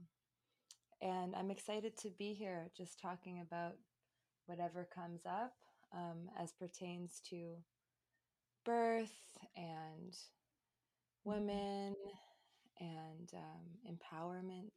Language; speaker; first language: English; native; English